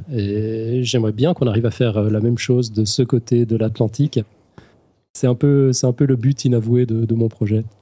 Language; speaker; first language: French; native; French